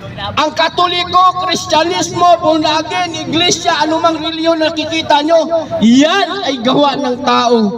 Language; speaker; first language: Filipino; non-native, local second language; Cebuano